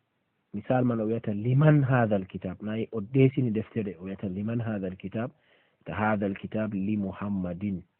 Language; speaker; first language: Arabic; non-native, fluent; Fula